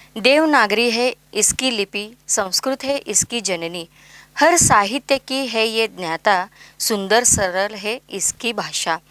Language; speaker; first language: Hindi; non-native, local second language; Marathi